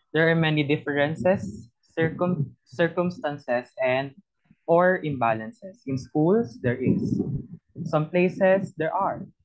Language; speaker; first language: English; non-native, local second language; Filipino